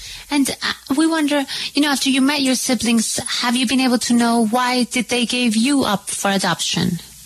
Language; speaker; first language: English; non-native, fluent; Spanish